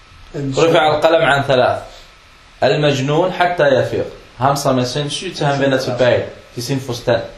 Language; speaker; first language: Danish; non-native, fluent; Arabic